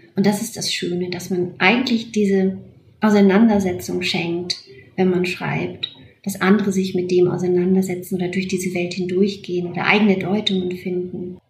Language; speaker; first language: German; native; German